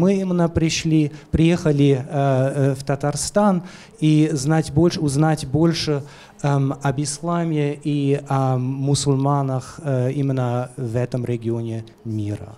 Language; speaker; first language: Russian; non-native, fluent; German